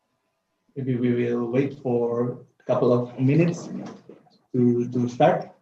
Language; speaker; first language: English; non-native, fluent; Indonesian